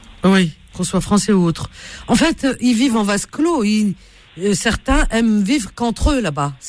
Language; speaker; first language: French; native; French